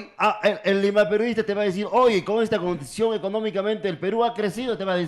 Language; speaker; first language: Spanish; native; Spanish